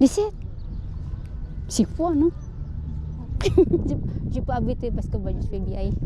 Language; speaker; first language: French; non-native, learner; Filipino